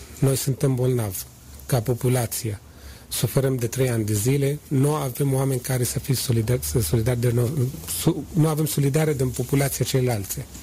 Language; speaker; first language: Romanian; non-native, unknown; Arabic